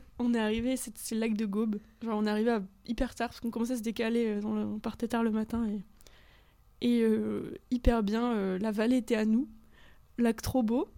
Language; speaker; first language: French; native; French